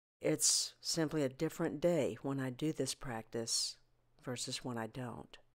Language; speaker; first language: English; native; English